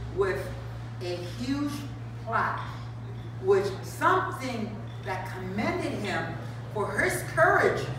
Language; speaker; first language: English; early bilingual, other home language; Spanish